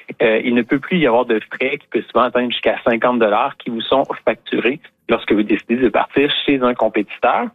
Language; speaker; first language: French; native; French